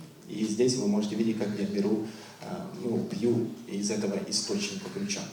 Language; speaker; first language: Russian; native; Russian